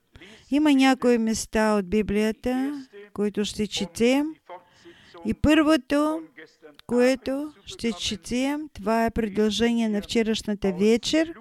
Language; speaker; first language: Bulgarian; non-native, fluent; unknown